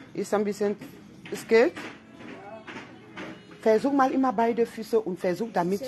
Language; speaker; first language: German; non-native, fluent; French